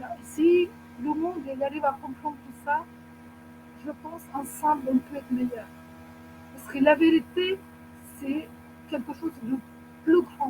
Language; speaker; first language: French; non-native, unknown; Ukrainian